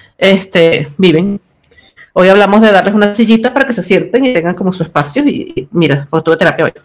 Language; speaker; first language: Spanish; native; Spanish